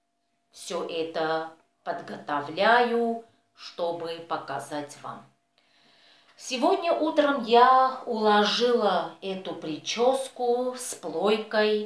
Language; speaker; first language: Russian; non-native, fluent; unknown